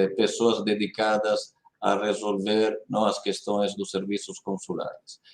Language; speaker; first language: Portuguese; non-native, fluent; Italian